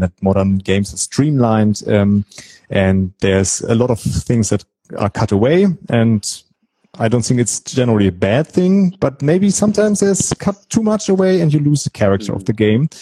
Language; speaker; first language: English; non-native, fluent; German